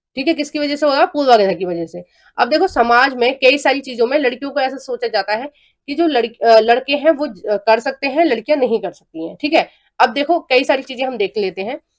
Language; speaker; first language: Hindi; native; Hindi